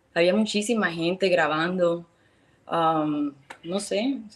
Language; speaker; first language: Spanish; native; Spanish